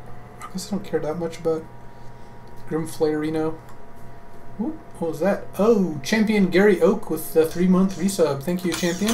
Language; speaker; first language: English; native; English